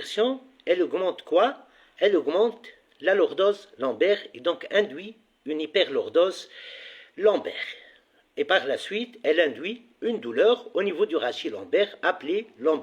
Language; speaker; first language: French; non-native, local second language; Arabic